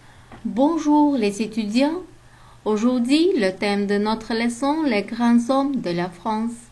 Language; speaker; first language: French; non-native, learner; Uzbek